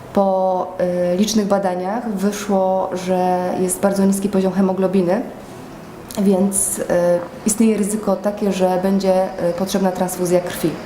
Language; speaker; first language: Polish; native; Polish